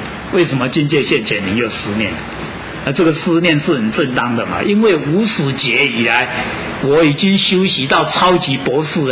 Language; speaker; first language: Chinese; native; Chinese